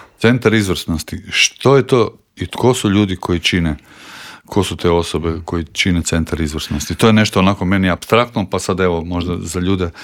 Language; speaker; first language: Croatian; native; Croatian